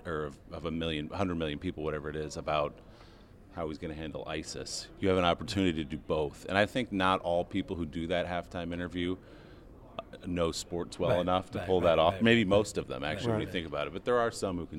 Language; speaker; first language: English; native; English